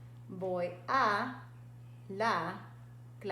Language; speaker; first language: Spanish; non-native, fluent; English